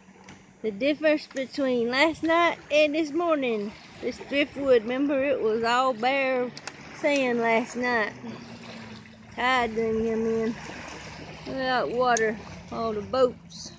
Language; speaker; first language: English; native; English